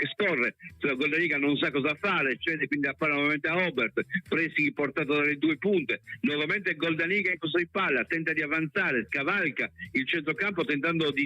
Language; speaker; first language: Italian; native; Italian